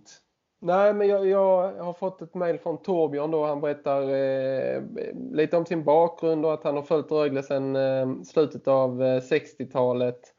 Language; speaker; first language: Swedish; native; Swedish